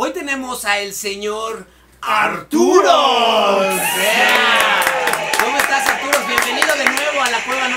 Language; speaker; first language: Spanish; native; Spanish